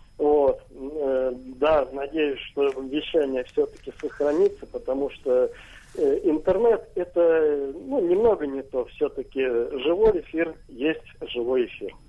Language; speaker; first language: Russian; native; Russian